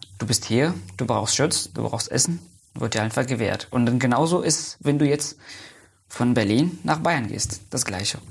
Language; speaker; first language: German; non-native, fluent; Persian